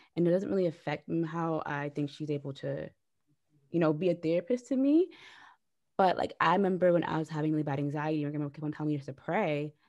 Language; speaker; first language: English; native; English